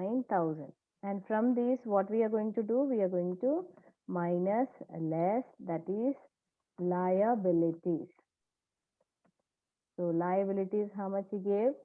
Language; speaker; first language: English; non-native, local second language; Telugu